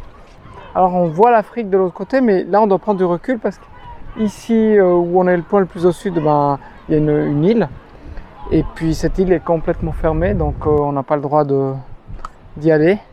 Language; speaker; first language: French; native; French